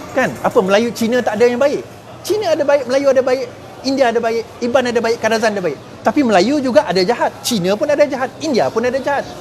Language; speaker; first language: Malay; native; Malay